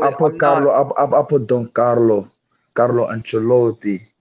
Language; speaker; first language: English; native; English